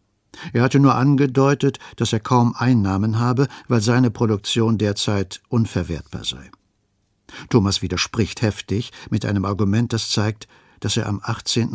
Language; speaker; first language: German; native; German